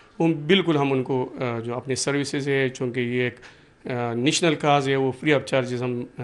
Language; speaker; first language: Urdu; non-native, local second language; Punjabi